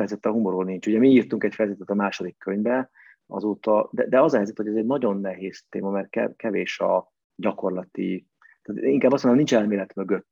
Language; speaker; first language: Hungarian; native; Hungarian